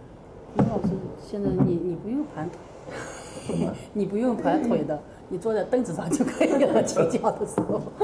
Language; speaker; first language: Chinese; native; Chinese